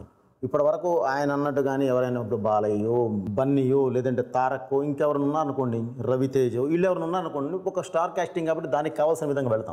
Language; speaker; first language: Telugu; native; Telugu